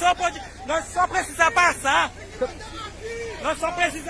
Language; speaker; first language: Portuguese; non-native, learner; Haitian Creole